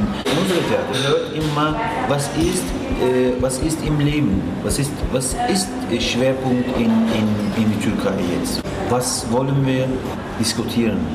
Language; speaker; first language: German; non-native, learner; Turkish